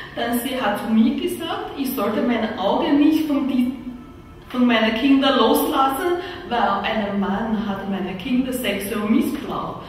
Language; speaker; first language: German; non-native, learner; Chinese